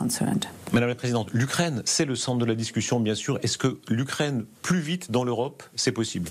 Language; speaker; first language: French; native; French